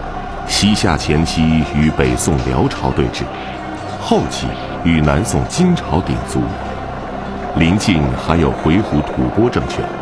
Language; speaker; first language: Chinese; native; Chinese